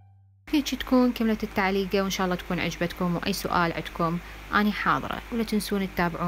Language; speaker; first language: Arabic; native; Arabic